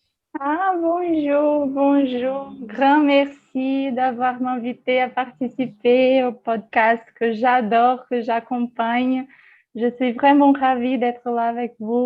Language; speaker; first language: French; non-native, fluent; Portuguese